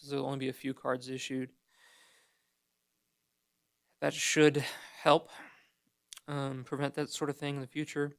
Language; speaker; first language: English; native; English